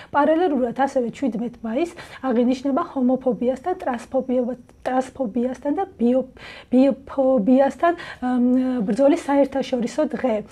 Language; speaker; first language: Georgian; native; Georgian